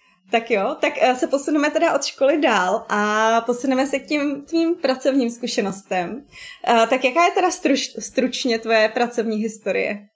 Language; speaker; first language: Czech; native; Czech